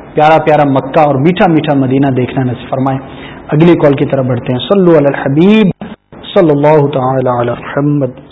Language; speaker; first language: Urdu; native; Urdu